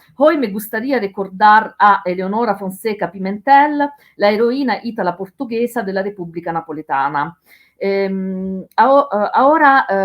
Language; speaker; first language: Spanish; non-native, learner; Italian